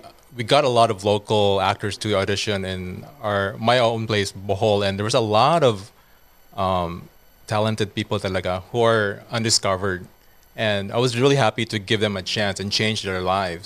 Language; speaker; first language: English; non-native, local second language; Cebuano